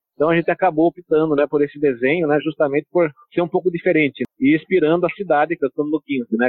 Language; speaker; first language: Portuguese; early bilingual, other home language; Italian